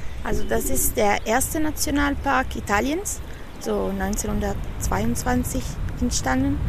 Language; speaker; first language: German; non-native, fluent; Italian